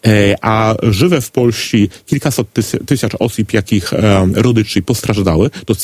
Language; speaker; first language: Polish; non-native, learner; Ukrainian